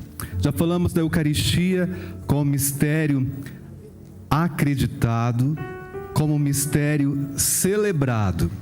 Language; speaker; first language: Portuguese; native; Portuguese